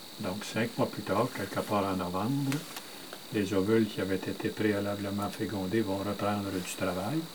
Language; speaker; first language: French; native; French